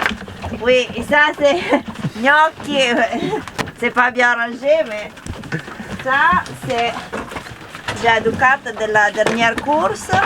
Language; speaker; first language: French; non-native, learner; Italian